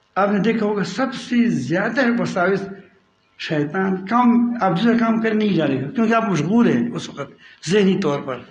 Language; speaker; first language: Urdu; non-native, local second language; Pashto